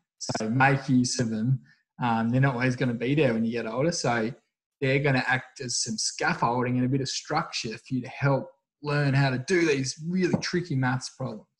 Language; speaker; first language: English; native; English